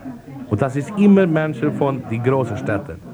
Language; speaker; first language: German; non-native, learner; Swedish